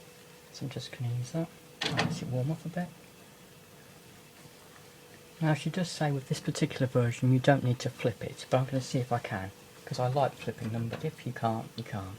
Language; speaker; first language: English; native; English